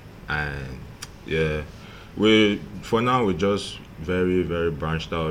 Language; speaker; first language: English; non-native, local second language; French